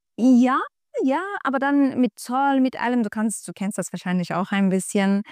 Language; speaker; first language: German; non-native, fluent; Turkish